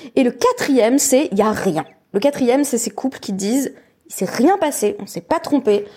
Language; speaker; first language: French; native; French